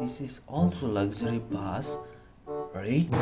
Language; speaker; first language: English; non-native, learner; Indonesian